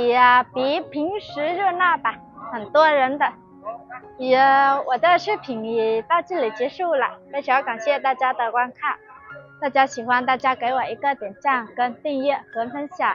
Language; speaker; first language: Chinese; non-native, fluent; Vietnamese